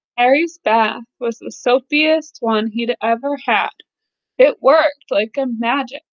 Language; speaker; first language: English; native; English